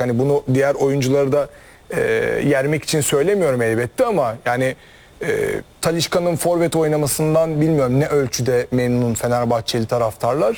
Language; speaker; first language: Turkish; native; Turkish